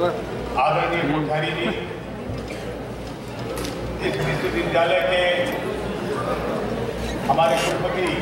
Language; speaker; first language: Hindi; native; Hindi